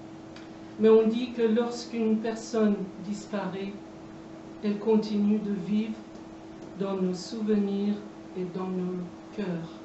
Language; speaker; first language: French; non-native, fluent; Persian